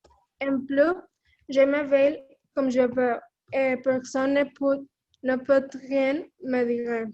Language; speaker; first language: French; non-native, learner; Spanish